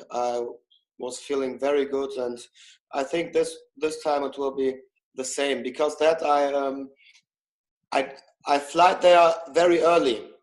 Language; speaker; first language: English; non-native, fluent; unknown